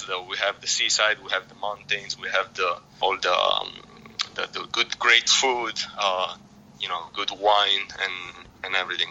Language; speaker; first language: English; non-native, fluent; Italian